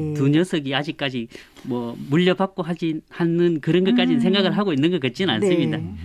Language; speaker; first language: Korean; native; Korean